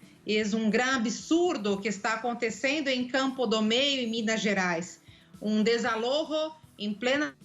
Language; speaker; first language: Portuguese; non-native, local second language; Spanish